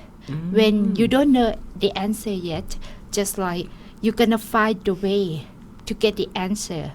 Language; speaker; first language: English; non-native, learner; Thai